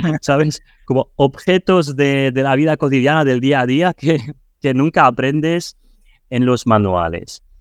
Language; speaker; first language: Spanish; non-native, fluent; Ukrainian